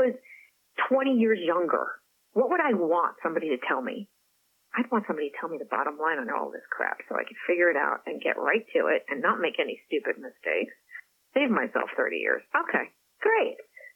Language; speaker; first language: English; non-native, fluent; French